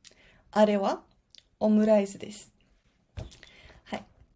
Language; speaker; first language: Japanese; non-native, fluent; Spanish